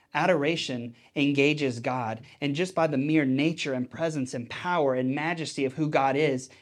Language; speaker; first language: English; native; English